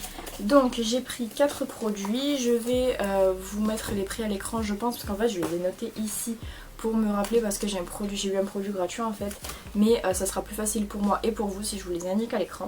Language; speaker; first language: French; native; French